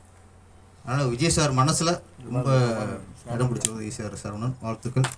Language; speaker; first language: Tamil; native; Tamil